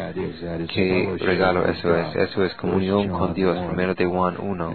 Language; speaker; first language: Spanish; non-native, learner; English